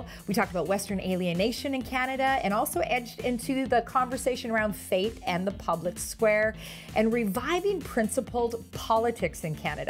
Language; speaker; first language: English; native; English